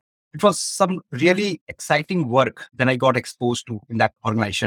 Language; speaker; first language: English; non-native, local second language; Hindi